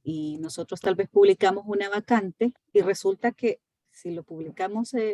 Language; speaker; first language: Spanish; native; Spanish